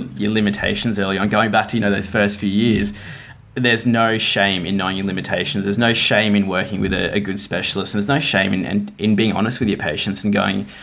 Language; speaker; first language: English; native; English